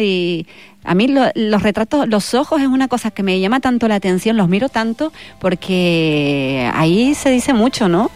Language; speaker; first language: Spanish; native; Spanish